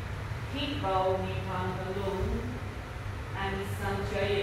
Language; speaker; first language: Vietnamese; non-native, learner; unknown